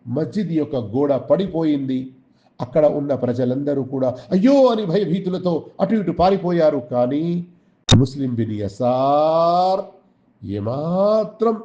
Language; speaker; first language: Telugu; non-native, local second language; Urdu